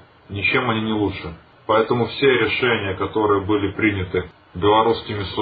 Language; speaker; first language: Russian; native; Russian